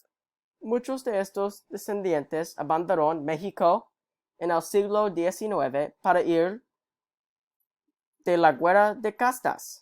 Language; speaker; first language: Spanish; non-native, learner; English